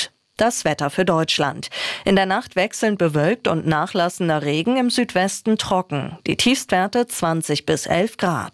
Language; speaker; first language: German; native; German